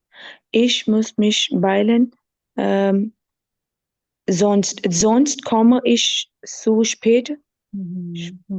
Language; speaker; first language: German; non-native, learner; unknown